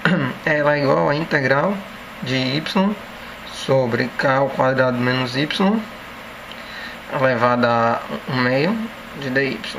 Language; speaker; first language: Portuguese; native; Portuguese